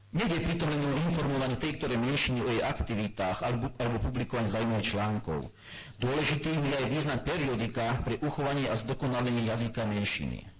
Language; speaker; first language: Slovak; non-native, local second language; German